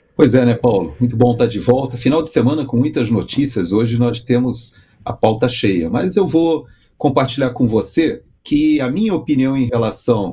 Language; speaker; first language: Portuguese; native; Portuguese